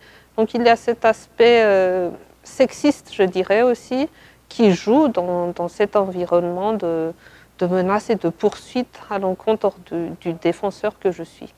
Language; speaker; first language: French; non-native, local second language; Malagasy